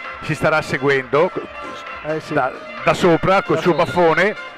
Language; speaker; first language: Italian; native; Italian